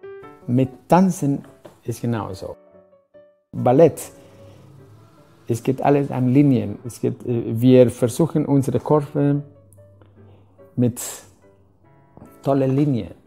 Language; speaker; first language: German; non-native, fluent; Spanish